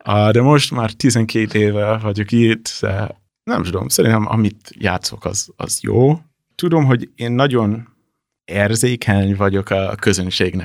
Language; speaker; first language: Hungarian; non-native, fluent; English